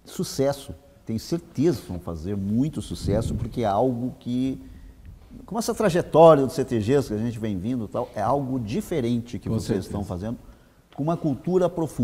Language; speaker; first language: Portuguese; native; Portuguese